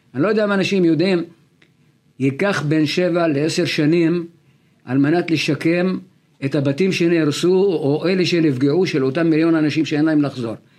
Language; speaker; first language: Hebrew; non-native, local second language; Arabic